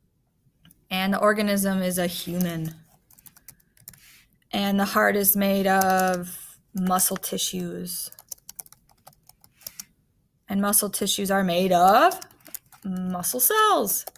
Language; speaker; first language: English; native; English